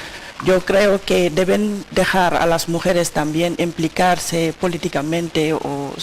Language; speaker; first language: Spanish; non-native, learner; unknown